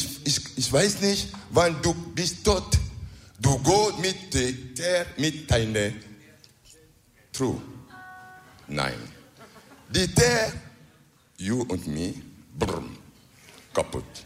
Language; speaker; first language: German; non-native, learner; French